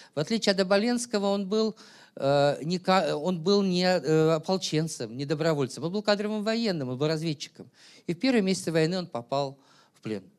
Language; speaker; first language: Russian; native; Russian